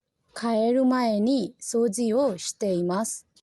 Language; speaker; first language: Japanese; non-native, learner; Burmese